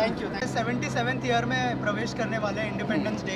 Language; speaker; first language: Hindi; native; Hindi